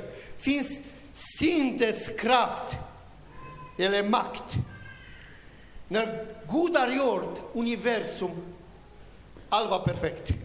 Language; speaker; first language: Swedish; non-native, learner; Romanian